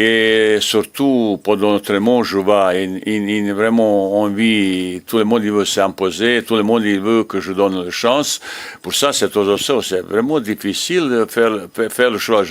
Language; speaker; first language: French; non-native, learner; Bosnian